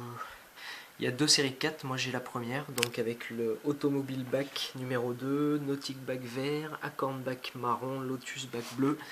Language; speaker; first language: French; native; French